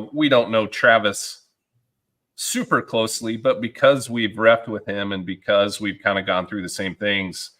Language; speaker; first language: English; native; English